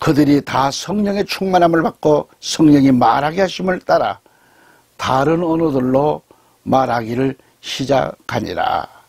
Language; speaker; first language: Korean; native; Korean